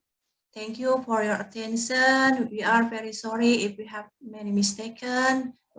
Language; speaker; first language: English; non-native, learner; Indonesian